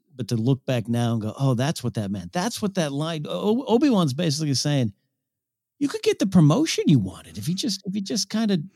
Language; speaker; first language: English; early bilingual, other home language; Ukrainian